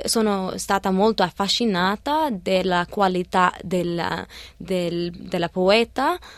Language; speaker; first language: Italian; early bilingual, other home language; Arabic